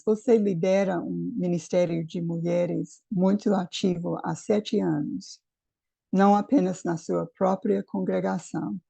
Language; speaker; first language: Portuguese; non-native, fluent; English